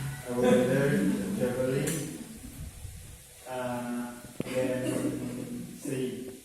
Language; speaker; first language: English; non-native, learner; Indonesian